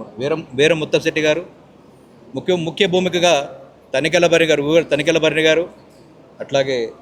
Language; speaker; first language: Telugu; native; Telugu